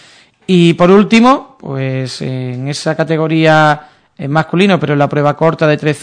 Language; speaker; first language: Spanish; native; Spanish